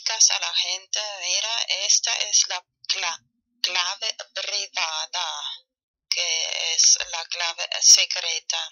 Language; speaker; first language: Spanish; non-native, fluent; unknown